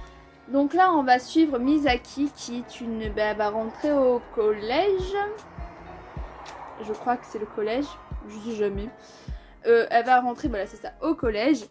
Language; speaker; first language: French; native; French